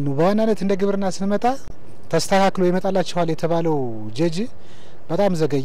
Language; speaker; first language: Amharic; native; Amharic